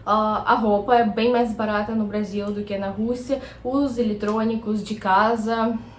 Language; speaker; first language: Portuguese; non-native, fluent; Russian